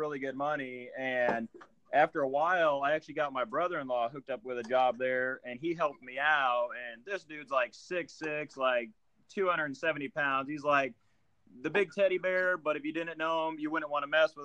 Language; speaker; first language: English; native; English